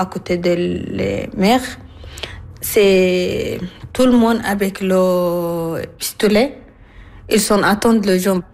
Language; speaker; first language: French; non-native, learner; Arabic